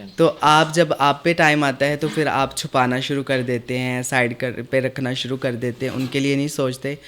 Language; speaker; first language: Urdu; non-native, local second language; Punjabi